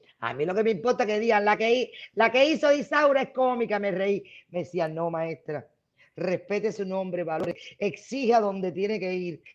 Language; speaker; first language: Spanish; native; Spanish